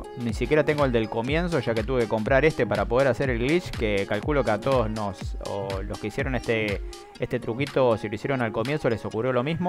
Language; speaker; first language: Spanish; native; Spanish